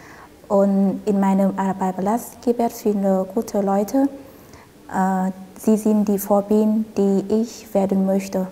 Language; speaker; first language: German; non-native, learner; Vietnamese